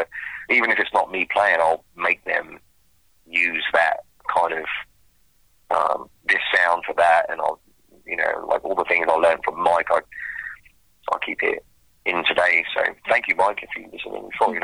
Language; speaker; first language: English; native; English